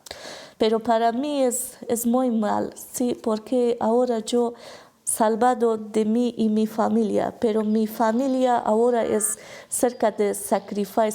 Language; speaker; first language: Spanish; non-native, learner; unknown